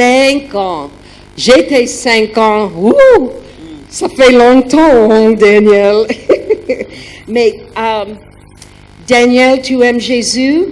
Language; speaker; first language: French; non-native, learner; German